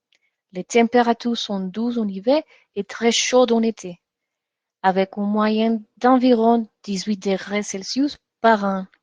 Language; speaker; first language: French; non-native, learner; Spanish